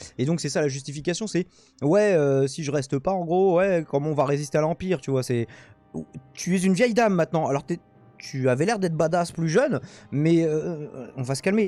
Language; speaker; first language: French; native; French